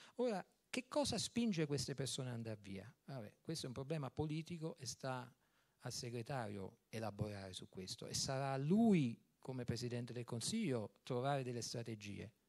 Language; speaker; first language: Italian; native; Italian